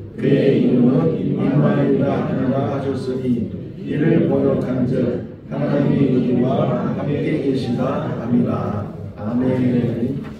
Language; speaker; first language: Korean; native; Korean